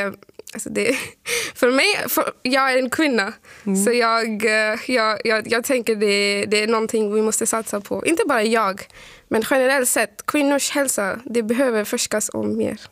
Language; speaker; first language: Swedish; non-native, fluent; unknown